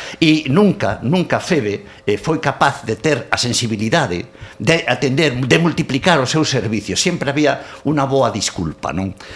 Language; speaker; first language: Galician; non-native, local second language; Spanish